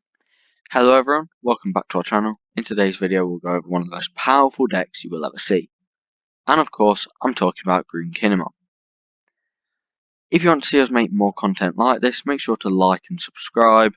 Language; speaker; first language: English; native; English